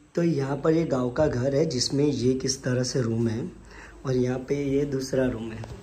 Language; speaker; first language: Hindi; non-native, local second language; Gujarati